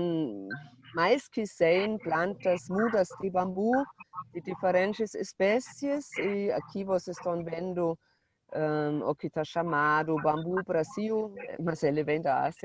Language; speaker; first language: Portuguese; non-native, fluent; German